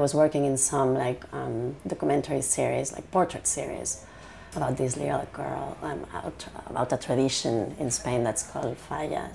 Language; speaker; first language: English; non-native, fluent; Spanish